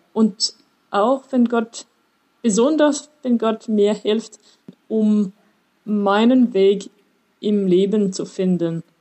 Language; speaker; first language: German; non-native, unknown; French